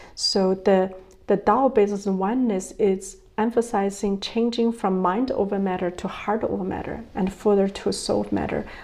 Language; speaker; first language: English; non-native, fluent; Chinese